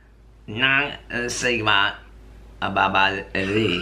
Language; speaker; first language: Filipino; non-native, learner; English